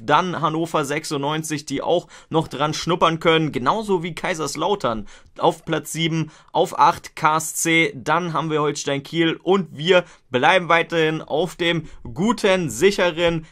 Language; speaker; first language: German; native; German